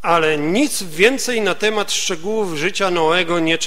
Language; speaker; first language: Polish; native; Polish